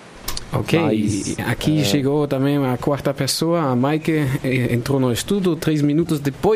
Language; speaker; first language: Portuguese; non-native, fluent; German